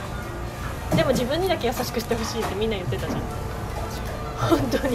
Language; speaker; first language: Japanese; native; Japanese